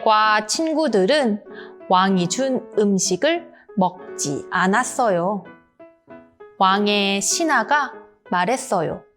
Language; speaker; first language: Korean; native; Korean